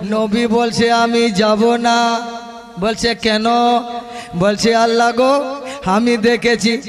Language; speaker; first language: Bangla; non-native, local second language; Urdu